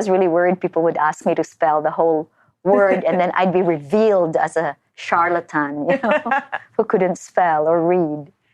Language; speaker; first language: English; non-native, local second language; Filipino